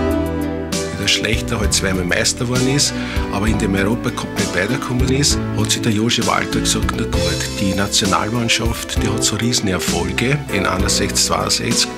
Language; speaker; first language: German; native; German